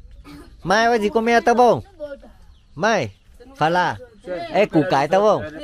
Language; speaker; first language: Portuguese; non-native, learner; Vietnamese